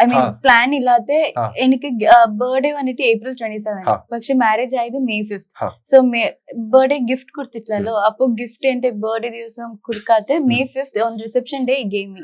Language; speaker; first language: Malayalam; non-native, learner; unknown